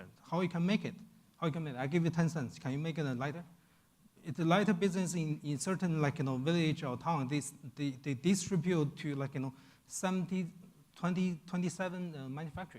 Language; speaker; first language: English; non-native, fluent; Chinese